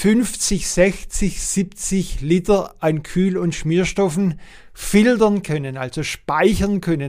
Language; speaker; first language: German; native; German